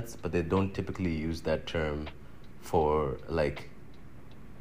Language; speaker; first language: English; non-native, local second language; Swahili